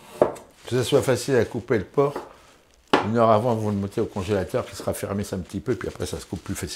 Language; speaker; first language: French; native; French